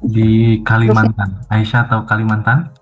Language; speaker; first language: Indonesian; native; Indonesian